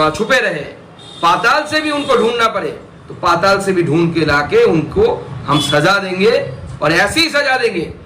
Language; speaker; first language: Hindi; non-native, local second language; Bangla